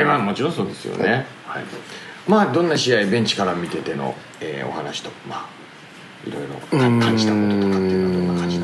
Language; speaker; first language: Japanese; native; Japanese